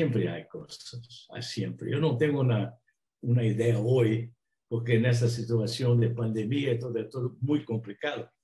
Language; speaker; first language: Spanish; non-native, fluent; Portuguese